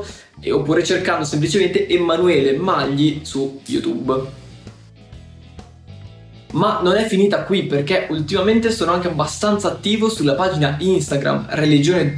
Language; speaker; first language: Italian; native; Italian